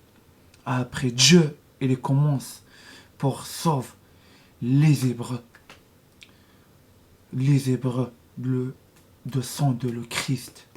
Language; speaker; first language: French; non-native, learner; Arabic